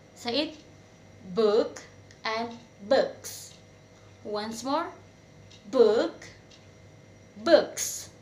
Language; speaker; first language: English; non-native, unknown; Indonesian